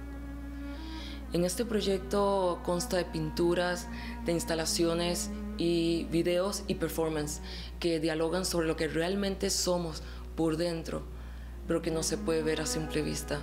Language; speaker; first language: Spanish; early bilingual, other home language; Chinese